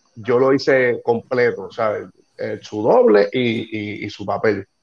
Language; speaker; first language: Spanish; native; Spanish